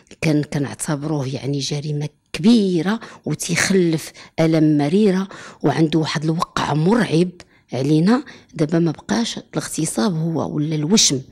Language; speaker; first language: Arabic; native; Arabic